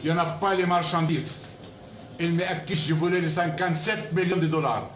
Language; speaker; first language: French; non-native, learner; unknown